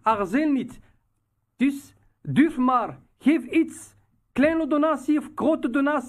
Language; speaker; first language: Dutch; non-native, local second language; Riffian